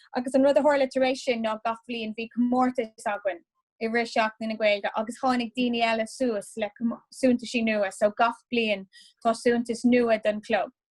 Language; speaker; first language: Irish; non-native, local second language; English